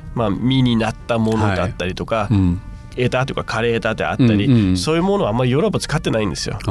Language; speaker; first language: Japanese; non-native, fluent; Danish